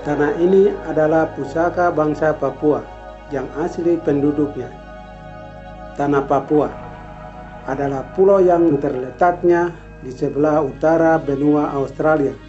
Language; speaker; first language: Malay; non-native, local second language; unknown